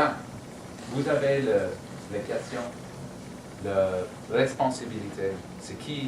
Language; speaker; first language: French; non-native, learner; English